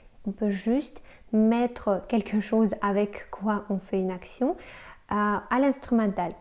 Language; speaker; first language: French; non-native, fluent; Russian